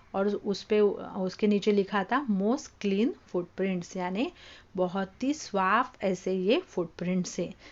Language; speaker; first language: Hindi; non-native, local second language; Marathi